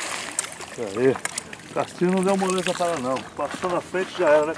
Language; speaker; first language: Portuguese; native; Portuguese